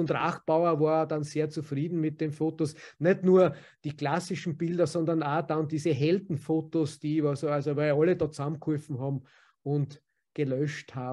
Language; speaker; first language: German; native; German